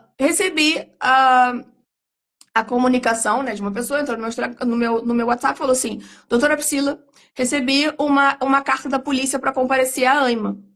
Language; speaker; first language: Portuguese; native; Portuguese